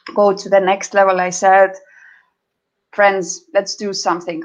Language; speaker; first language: English; non-native, fluent; Estonian